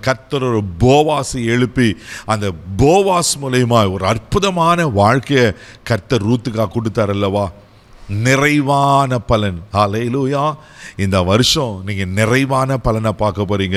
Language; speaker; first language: Tamil; native; Tamil